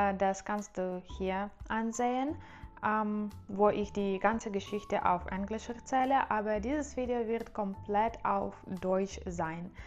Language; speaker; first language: German; non-native, learner; Ukrainian